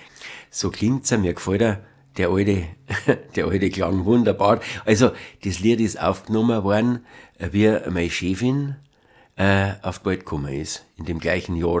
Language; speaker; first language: German; native; German